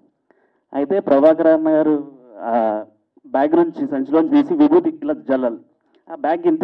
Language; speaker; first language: Telugu; native; Telugu